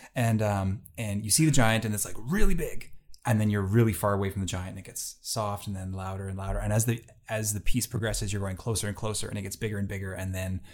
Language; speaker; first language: English; native; English